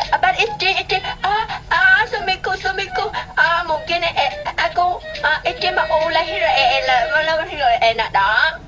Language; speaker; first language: Indonesian; non-native, learner; Vietnamese